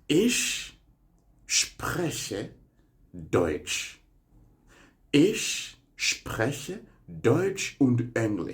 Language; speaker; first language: German; non-native, fluent; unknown